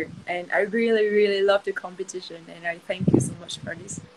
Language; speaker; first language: English; non-native, fluent; Vietnamese